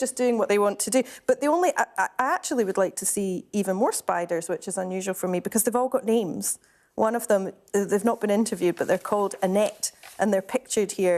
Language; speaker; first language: English; native; English